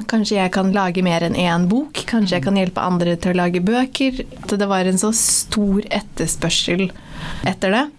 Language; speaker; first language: Norwegian; early bilingual, other home language; Somali